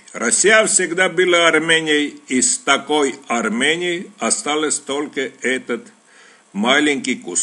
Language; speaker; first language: Russian; non-native, local second language; Armenian